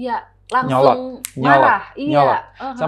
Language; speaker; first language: Indonesian; native; Indonesian